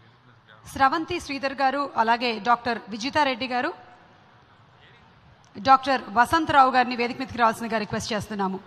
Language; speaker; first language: Telugu; native; Telugu